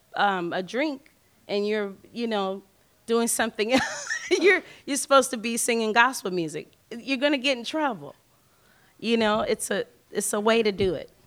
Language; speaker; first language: English; native; English